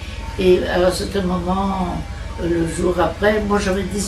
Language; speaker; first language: French; non-native, fluent; Italian